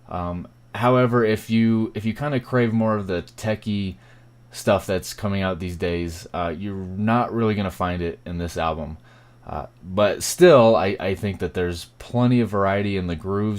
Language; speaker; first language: English; native; English